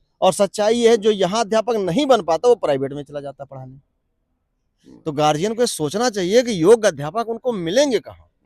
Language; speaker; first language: Hindi; native; Hindi